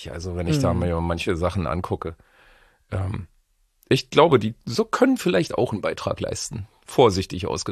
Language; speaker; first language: German; native; German